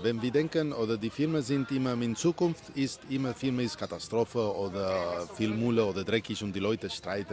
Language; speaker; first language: German; non-native, learner; Spanish